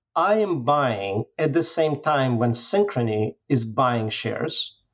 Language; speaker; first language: English; non-native, fluent; Russian